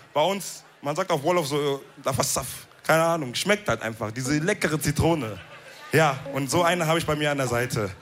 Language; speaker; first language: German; early bilingual, other home language; Wolof